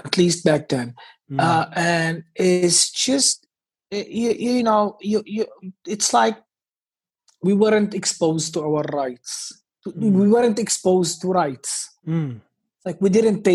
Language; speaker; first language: English; non-native, fluent; Hebrew